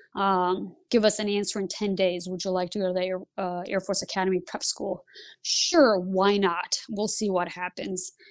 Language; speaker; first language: English; early bilingual, other home language; Lithuanian